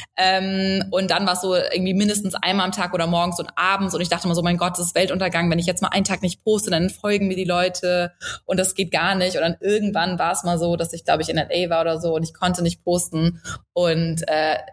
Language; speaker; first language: German; native; German